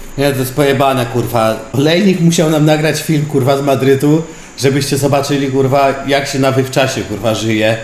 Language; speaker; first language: Polish; native; Polish